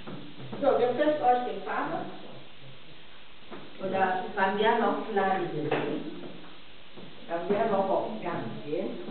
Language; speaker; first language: German; non-native, fluent; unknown